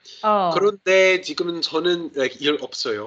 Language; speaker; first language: Korean; non-native, learner; English